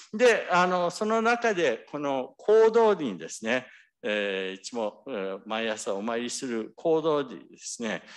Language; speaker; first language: Japanese; early bilingual, other home language; English